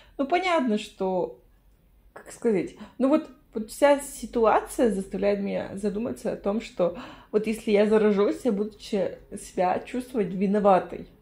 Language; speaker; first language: Russian; non-native, fluent; Spanish